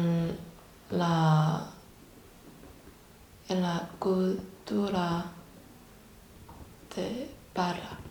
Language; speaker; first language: Spanish; non-native, learner; Chinese